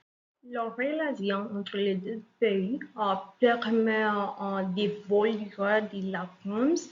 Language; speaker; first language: French; non-native, learner; Spanish